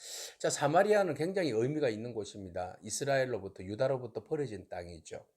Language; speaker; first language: Korean; native; Korean